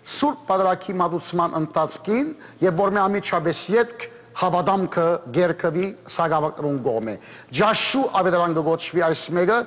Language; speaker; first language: Armenian; early bilingual, heritage; Armenian